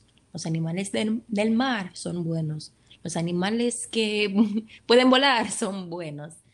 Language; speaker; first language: Spanish; early bilingual, heritage; Spanish